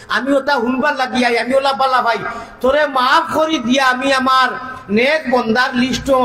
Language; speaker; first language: Bangla; native; Bangla